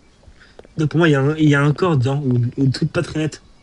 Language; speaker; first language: French; native; French